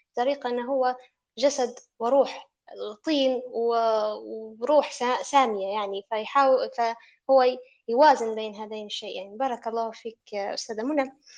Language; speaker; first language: Arabic; native; Arabic